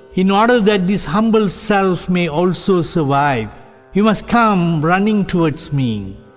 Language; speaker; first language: English; non-native, local second language; Tamil